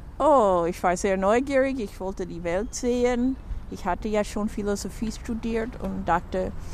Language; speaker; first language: German; non-native, fluent; English